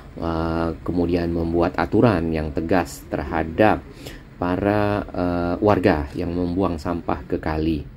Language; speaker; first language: Indonesian; native; Indonesian